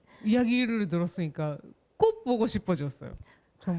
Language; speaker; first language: Korean; non-native, fluent; Japanese